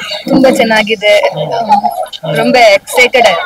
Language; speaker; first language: Kannada; non-native, learner; Malayalam